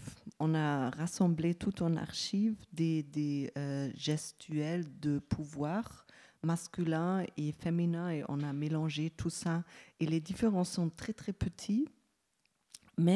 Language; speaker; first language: French; non-native, fluent; German